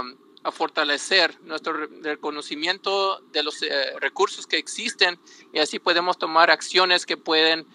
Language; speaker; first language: Spanish; early bilingual, heritage; Spanish